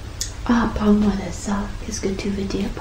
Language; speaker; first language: French; non-native, fluent; English